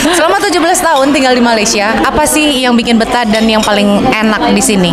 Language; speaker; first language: Indonesian; native; Indonesian